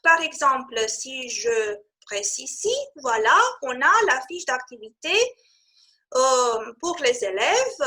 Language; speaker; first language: French; non-native, fluent; Romanian